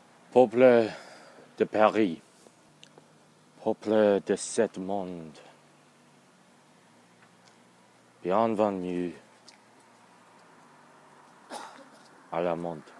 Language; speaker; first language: French; non-native, learner; English